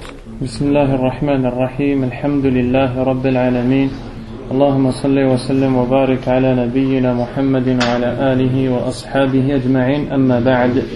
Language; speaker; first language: Arabic; non-native, fluent; French